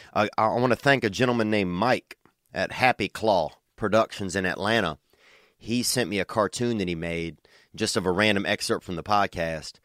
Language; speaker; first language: English; native; English